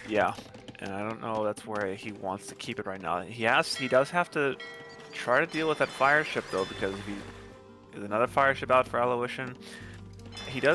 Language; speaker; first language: English; native; English